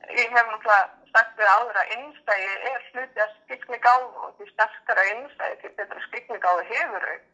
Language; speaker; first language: Icelandic; non-native, fluent; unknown